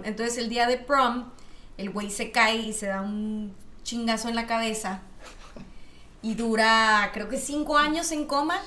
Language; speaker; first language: Spanish; native; Spanish